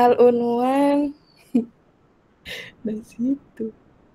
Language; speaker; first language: Arabic; non-native, learner; Malay